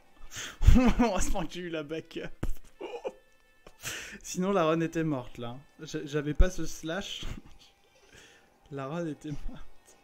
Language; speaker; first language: French; native; French